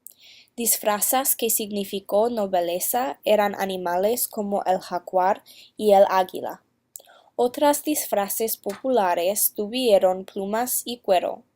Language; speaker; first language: Spanish; non-native, learner; English